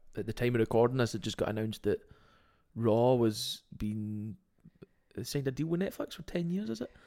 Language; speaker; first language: English; native; English